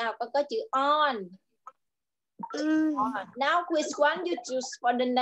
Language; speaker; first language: English; non-native, learner; Vietnamese